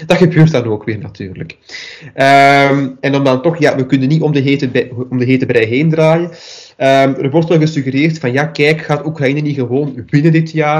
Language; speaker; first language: Dutch; native; Dutch